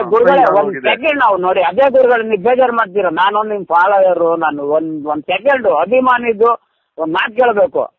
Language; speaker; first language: Kannada; native; Kannada